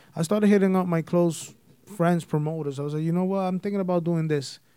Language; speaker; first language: Spanish; early bilingual, heritage; Spanish